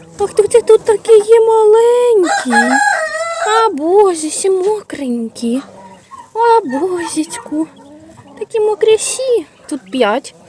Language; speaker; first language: Ukrainian; non-native, local second language; Russian